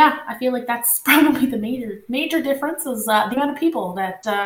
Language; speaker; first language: English; non-native, local second language; French